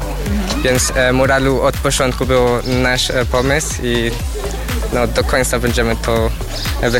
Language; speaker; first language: Polish; non-native, learner; Spanish